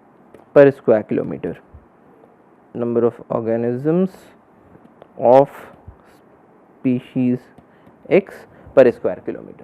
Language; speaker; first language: English; non-native, local second language; Hindi